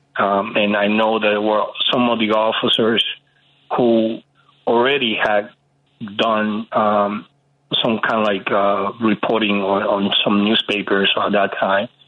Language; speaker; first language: English; early bilingual, other home language; Spanish